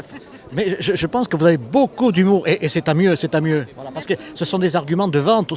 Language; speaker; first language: French; native; French